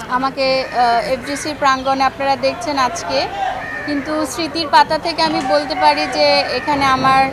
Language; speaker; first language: Bangla; native; Bangla